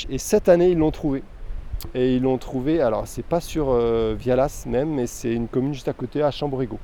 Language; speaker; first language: French; native; French